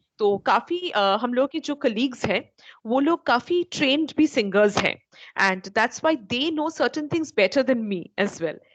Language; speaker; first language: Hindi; non-native, local second language; Bangla